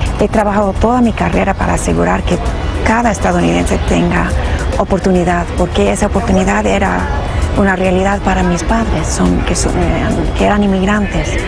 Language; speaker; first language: Spanish; early bilingual, heritage; Spanish